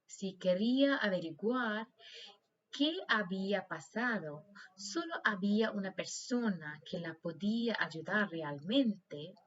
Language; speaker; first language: Spanish; non-native, learner; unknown